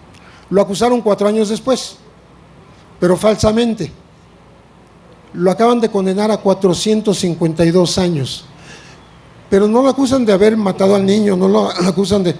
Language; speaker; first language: Spanish; native; Spanish